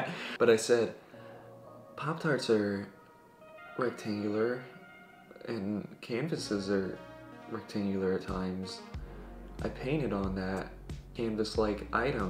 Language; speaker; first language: English; native; English